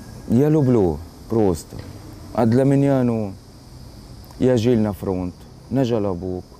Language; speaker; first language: Russian; non-native, learner; Arabic